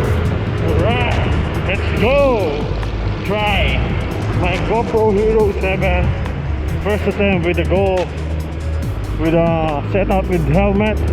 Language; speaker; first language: English; non-native, local second language; Filipino